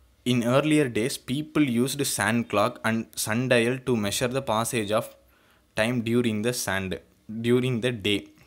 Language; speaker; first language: English; non-native, local second language; Tamil